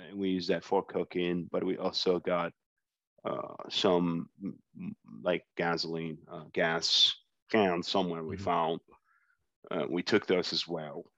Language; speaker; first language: English; non-native, fluent; Arabic